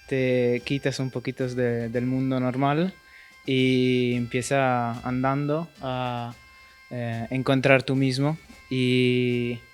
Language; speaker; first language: Spanish; non-native, fluent; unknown